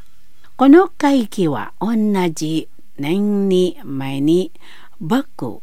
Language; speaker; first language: Japanese; non-native, learner; Indonesian